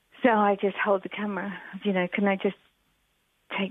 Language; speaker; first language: English; native; English